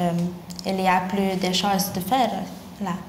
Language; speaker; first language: French; non-native, learner; Lithuanian